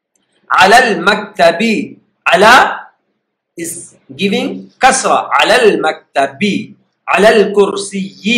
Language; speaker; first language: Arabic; non-native, fluent; Urdu